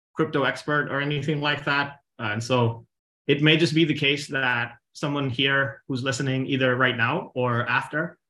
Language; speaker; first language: English; non-native, local second language; Punjabi